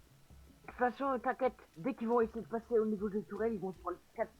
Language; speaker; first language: French; native; French